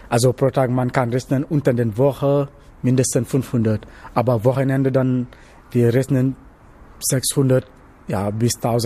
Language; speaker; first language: German; non-native, learner; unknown